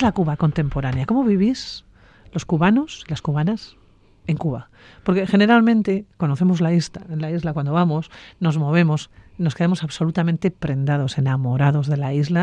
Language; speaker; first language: Spanish; native; Spanish